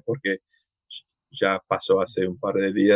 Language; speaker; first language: Spanish; non-native, fluent; English